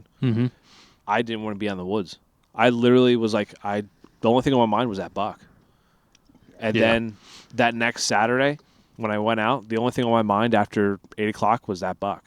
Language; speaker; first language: English; native; English